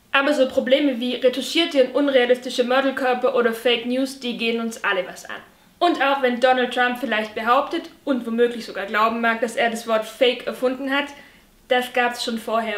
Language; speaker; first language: German; native; German